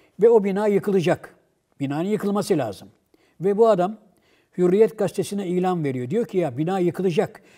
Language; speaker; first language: Turkish; native; Turkish